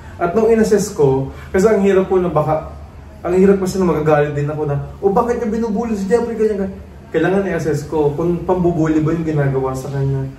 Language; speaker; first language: Filipino; native; Filipino